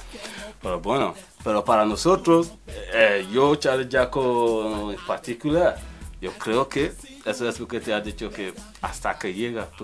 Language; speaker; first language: Spanish; non-native, learner; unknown